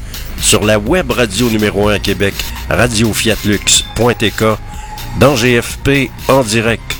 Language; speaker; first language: French; native; French